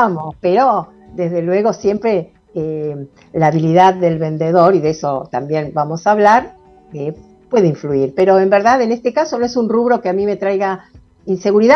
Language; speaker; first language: Spanish; native; Spanish